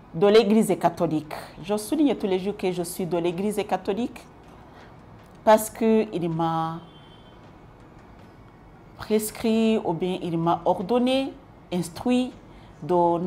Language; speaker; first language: French; non-native, local second language; Kinyarwanda